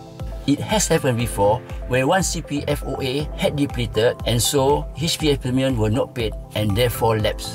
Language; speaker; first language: English; non-native, local second language; Malay